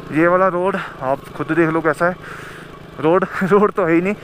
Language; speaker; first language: Hindi; native; Hindi